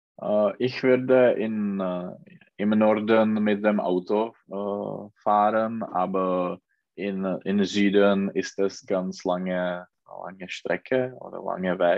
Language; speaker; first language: German; non-native, learner; Czech